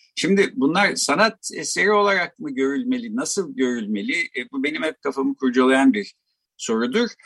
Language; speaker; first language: Turkish; native; Turkish